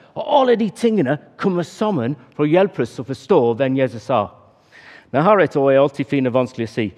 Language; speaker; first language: Norwegian; non-native, fluent; English